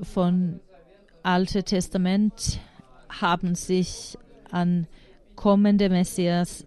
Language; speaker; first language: German; non-native, fluent; Finnish